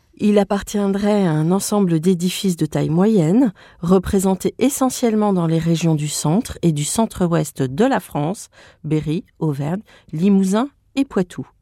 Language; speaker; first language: French; native; French